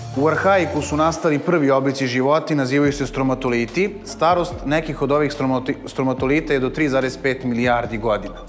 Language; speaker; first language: Serbian; native; Serbian